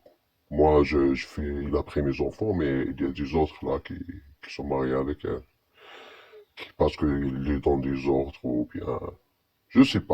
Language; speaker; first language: French; non-native, learner; Arabic